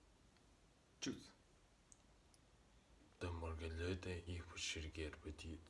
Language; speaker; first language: German; non-native, learner; Russian